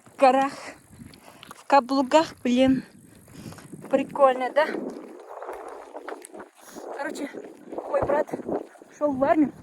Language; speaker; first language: Russian; non-native, learner; Mongolian